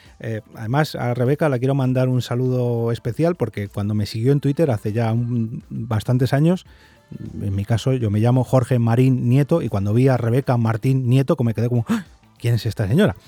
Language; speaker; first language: Spanish; native; Spanish